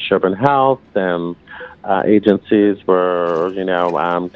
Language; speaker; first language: English; native; English